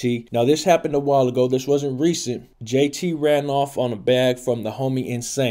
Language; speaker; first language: English; native; English